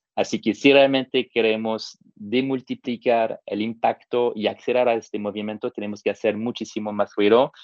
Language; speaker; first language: Spanish; non-native, fluent; French